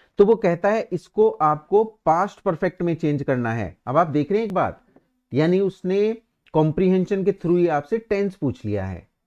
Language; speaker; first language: Hindi; native; Hindi